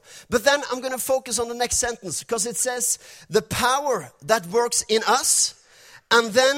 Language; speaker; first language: English; non-native, fluent; Norwegian